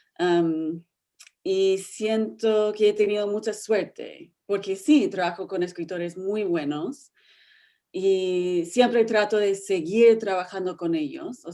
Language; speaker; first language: Spanish; non-native, fluent; English